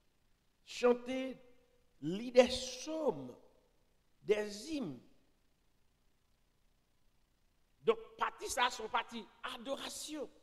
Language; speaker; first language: French; non-native, local second language; Haitian Creole